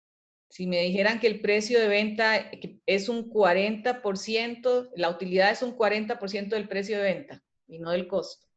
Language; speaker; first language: Spanish; native; Spanish